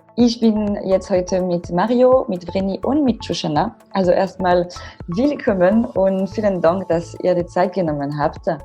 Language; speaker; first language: German; non-native, fluent; French